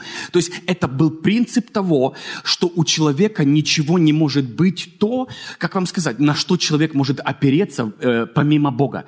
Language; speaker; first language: Russian; native; Russian